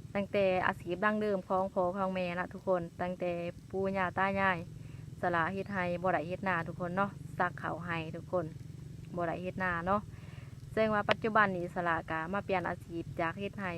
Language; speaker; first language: Lao; non-native, local second language; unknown